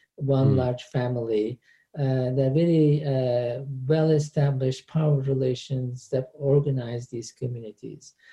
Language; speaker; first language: English; non-native, fluent; Turkish